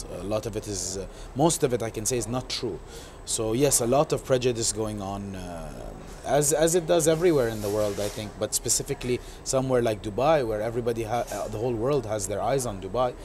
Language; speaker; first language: English; non-native, local second language; Arabic